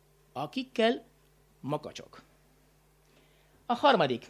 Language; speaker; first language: Hungarian; non-native, learner; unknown